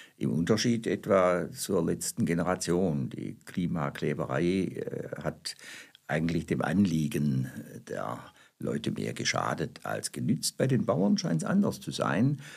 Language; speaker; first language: German; native; German